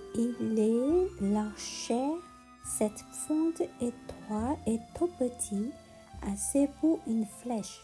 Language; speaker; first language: French; non-native, learner; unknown